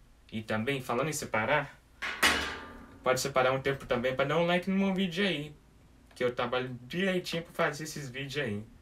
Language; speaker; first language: Portuguese; early bilingual, heritage; English